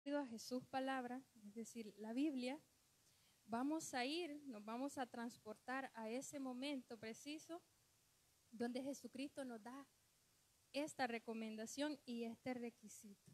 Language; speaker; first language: Spanish; native; Spanish